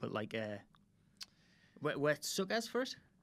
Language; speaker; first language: English; native; English